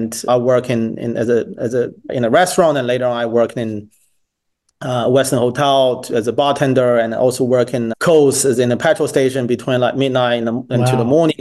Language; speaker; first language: English; non-native, fluent; Chinese